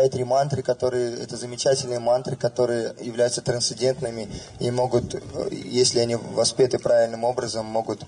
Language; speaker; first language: Russian; native; Russian